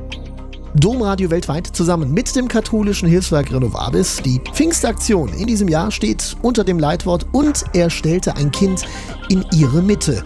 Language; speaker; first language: German; native; German